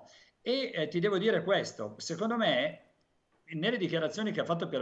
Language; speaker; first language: Italian; native; Italian